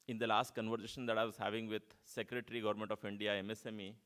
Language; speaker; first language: English; non-native, local second language; Marathi